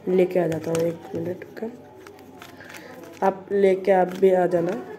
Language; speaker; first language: Hindi; non-native, local second language; Bangla